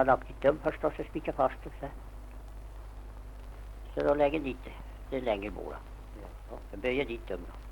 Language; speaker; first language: Swedish; native; Swedish